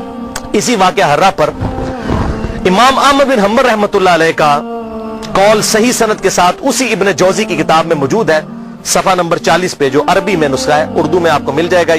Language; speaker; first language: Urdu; non-native, local second language; Punjabi